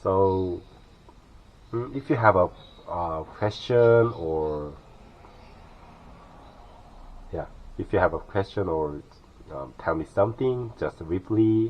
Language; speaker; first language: English; non-native, learner; Korean